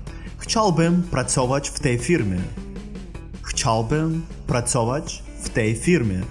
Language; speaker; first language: Polish; non-native, fluent; Russian